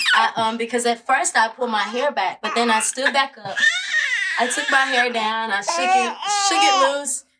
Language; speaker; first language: English; native; English